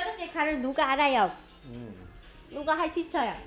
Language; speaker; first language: Korean; non-native, learner; Vietnamese